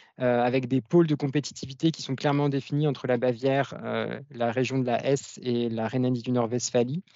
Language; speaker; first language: French; native; French